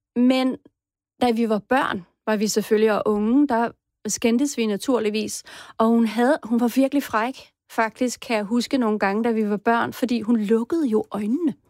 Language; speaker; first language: Danish; native; Danish